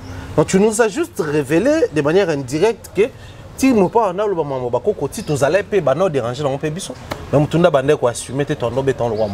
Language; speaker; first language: French; non-native, local second language; Lingala